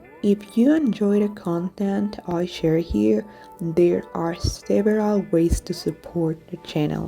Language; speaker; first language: English; non-native, fluent; Spanish